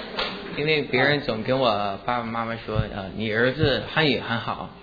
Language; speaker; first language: Chinese; early bilingual, heritage; English